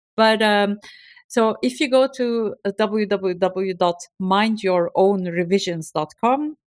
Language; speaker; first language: English; non-native, fluent; Turkish